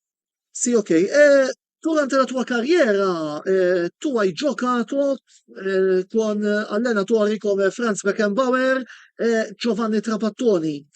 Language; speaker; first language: Italian; non-native, fluent; Maltese